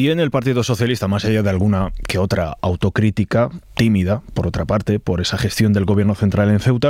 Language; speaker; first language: Spanish; native; Spanish